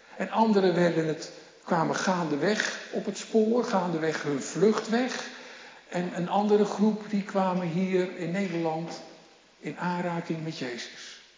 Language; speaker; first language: Dutch; native; Dutch